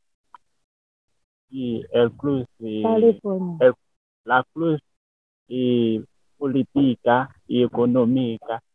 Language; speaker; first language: Spanish; non-native, learner; Haitian Creole